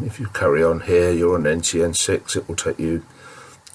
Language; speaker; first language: English; native; English